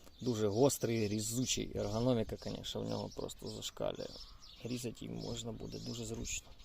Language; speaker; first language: Ukrainian; non-native, local second language; Russian